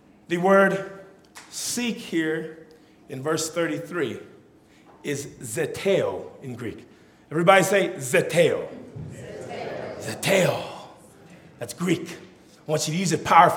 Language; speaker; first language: English; early bilingual, other home language; Tongan